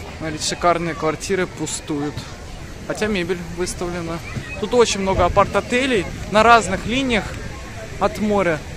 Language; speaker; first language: Russian; early bilingual, heritage; Russian